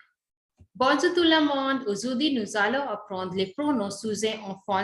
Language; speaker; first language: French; non-native, learner; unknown